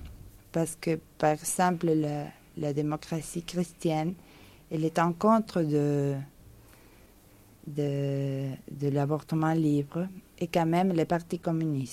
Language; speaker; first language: French; non-native, fluent; Spanish